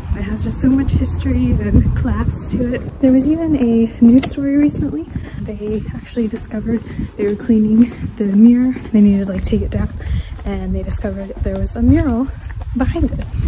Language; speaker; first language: English; native; English